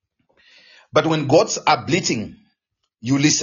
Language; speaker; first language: English; non-native, local second language; Shona